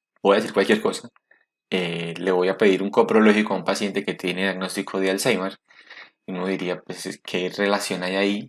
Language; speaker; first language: Spanish; native; Spanish